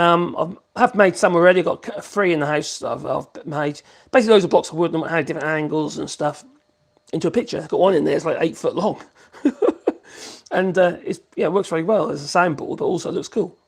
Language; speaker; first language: English; native; English